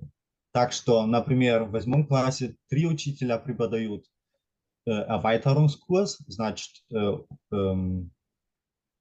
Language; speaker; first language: Russian; non-native, fluent; German